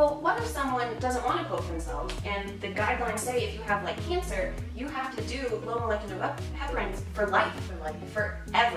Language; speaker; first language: English; native; English